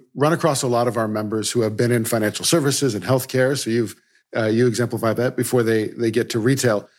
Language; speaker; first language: English; early bilingual, other home language; Dutch